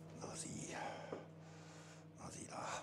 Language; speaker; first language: Indonesian; non-native, learner; French